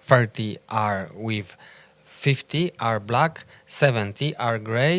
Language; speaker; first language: English; non-native, learner; Polish